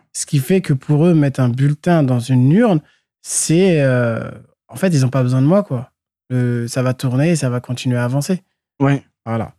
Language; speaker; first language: French; native; French